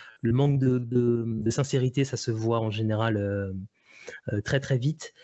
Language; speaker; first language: French; native; French